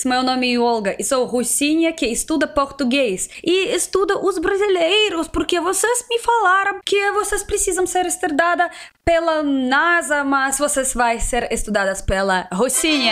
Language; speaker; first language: Portuguese; non-native, learner; Russian